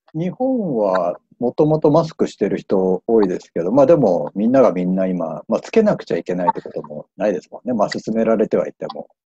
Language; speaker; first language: Japanese; native; Japanese